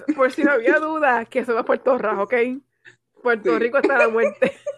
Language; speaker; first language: Spanish; native; Spanish